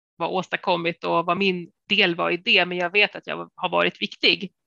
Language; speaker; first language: Swedish; native; Swedish